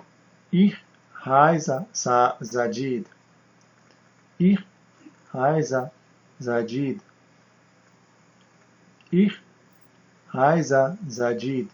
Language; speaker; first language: German; non-native, fluent; Urdu